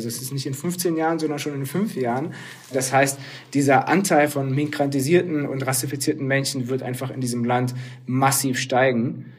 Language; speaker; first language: German; early bilingual, other home language; Turkish